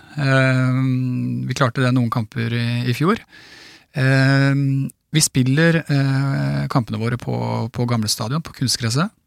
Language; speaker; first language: Norwegian; native; Norwegian